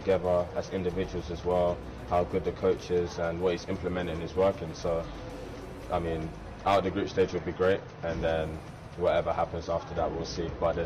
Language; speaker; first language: English; native; English